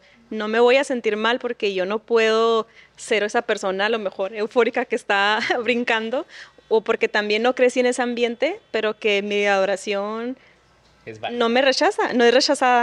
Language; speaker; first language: Spanish; native; Spanish